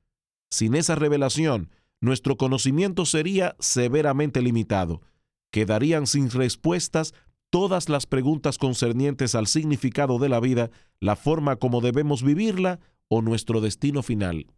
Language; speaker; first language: Spanish; native; Spanish